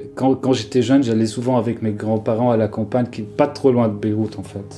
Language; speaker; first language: French; non-native, local second language; Arabic